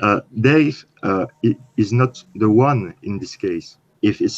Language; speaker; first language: English; non-native, learner; French